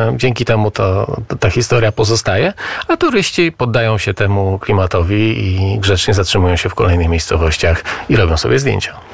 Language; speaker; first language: Polish; native; Polish